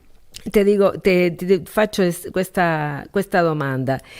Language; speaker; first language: Italian; non-native, learner; Spanish